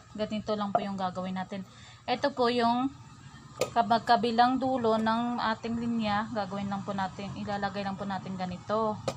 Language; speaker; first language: Filipino; non-native, local second language; Cebuano